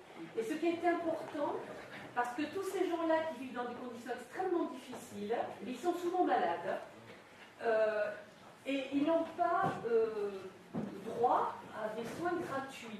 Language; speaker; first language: French; native; French